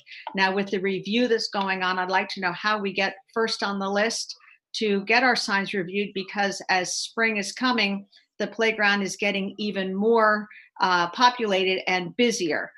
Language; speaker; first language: English; native; English